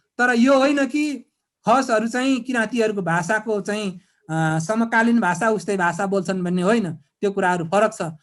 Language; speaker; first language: Nepali; non-native, local second language; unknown